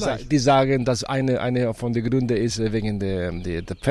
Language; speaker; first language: German; non-native, fluent; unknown